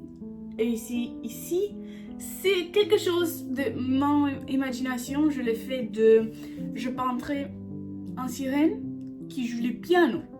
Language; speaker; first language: French; non-native, learner; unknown